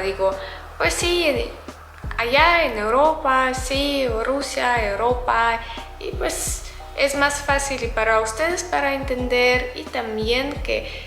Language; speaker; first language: Spanish; non-native, fluent; Russian